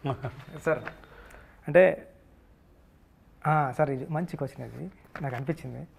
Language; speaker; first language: Telugu; native; Telugu